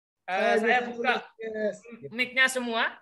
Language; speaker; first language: Indonesian; native; Indonesian